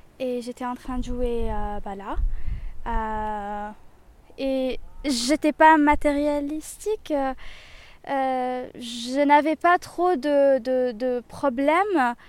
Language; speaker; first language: French; non-native, local second language; Arabic